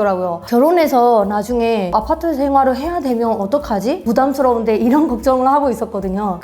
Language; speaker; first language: Korean; non-native, fluent; Burmese